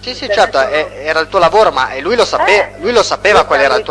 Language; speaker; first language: Italian; native; Italian